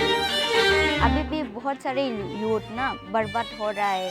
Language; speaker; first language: Hindi; non-native, local second language; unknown